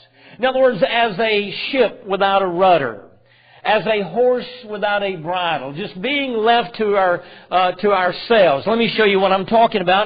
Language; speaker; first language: English; native; English